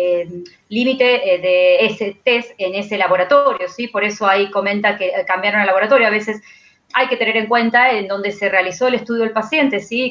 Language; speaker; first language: Spanish; native; Spanish